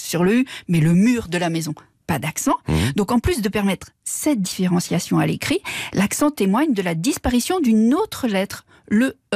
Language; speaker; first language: French; native; French